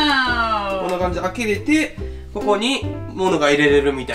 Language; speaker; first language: Japanese; native; Japanese